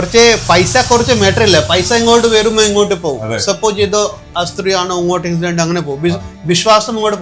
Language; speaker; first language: Malayalam; non-native, learner; Hindi